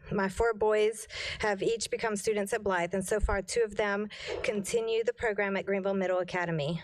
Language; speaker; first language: English; non-native, fluent; French